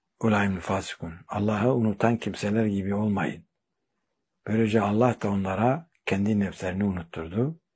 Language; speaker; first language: Turkish; native; Turkish